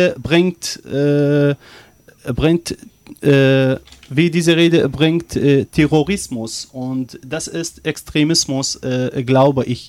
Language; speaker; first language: German; non-native, learner; Arabic